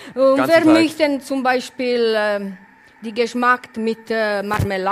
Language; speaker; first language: German; non-native, learner; Italian